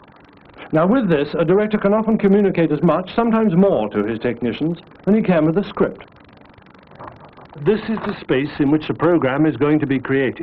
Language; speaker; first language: English; native; English